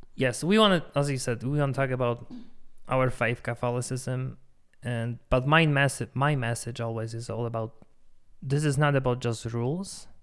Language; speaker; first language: English; non-native, fluent; Polish